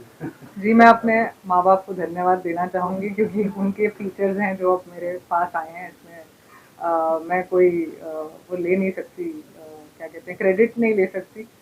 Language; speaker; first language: Hindi; native; Hindi